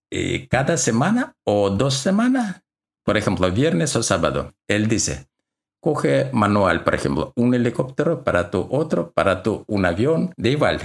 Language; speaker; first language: Spanish; non-native, learner; Russian